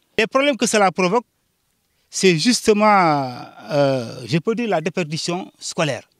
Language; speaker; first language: French; non-native, local second language; Jola-Fonyi